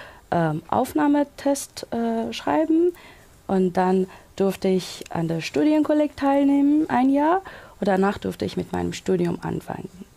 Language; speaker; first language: German; non-native, local second language; Persian